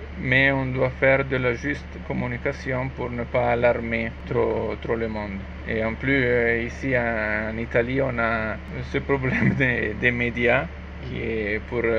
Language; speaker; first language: French; non-native, learner; Italian